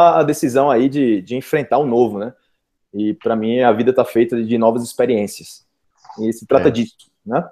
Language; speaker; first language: Portuguese; native; Portuguese